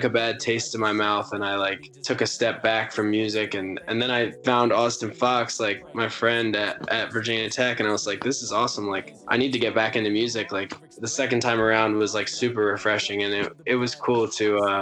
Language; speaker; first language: English; native; English